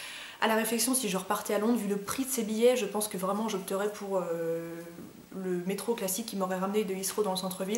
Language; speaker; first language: French; native; French